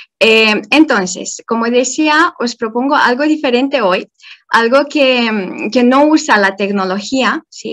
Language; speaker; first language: Spanish; non-native, fluent; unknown